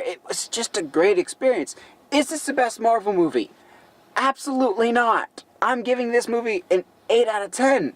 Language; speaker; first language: English; native; English